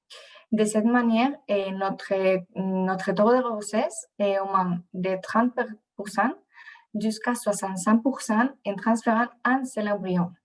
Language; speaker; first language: French; non-native, fluent; Spanish